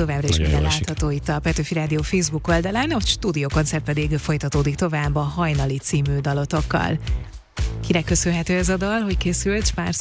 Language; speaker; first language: Hungarian; native; Hungarian